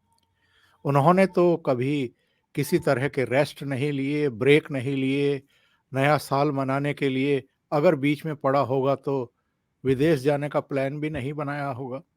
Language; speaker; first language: Hindi; native; Hindi